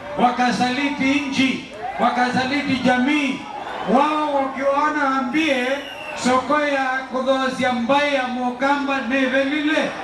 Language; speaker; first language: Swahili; non-native, local second language; Kamba